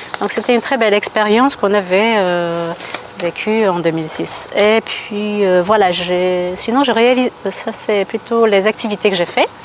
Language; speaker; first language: French; non-native, local second language; Kabyle